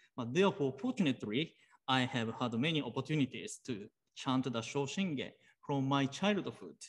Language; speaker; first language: English; non-native, fluent; Japanese